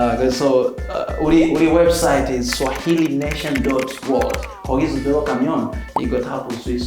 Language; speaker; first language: Korean; non-native, fluent; Swahili